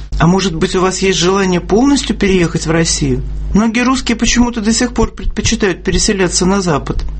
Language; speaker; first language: Russian; native; Russian